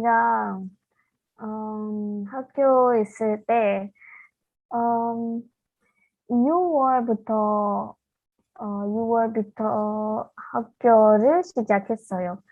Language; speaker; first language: Korean; non-native, learner; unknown